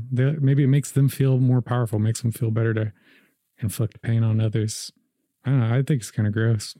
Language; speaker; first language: English; native; English